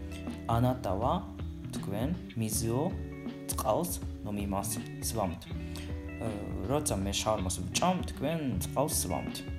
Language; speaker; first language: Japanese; non-native, learner; Georgian